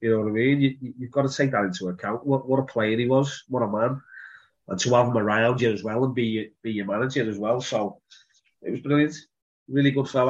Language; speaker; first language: English; native; English